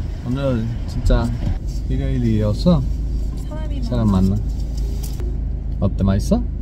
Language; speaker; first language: Korean; non-native, learner; Spanish